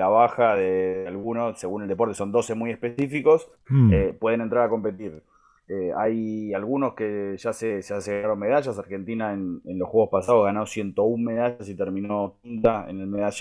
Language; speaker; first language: Spanish; native; Spanish